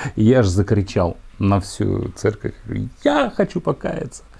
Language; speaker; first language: Russian; native; Russian